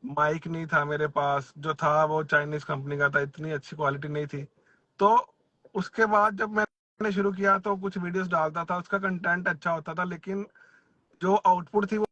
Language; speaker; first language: Hindi; non-native, local second language; Punjabi